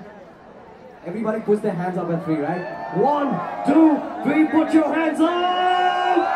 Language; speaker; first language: English; non-native, local second language; Hindi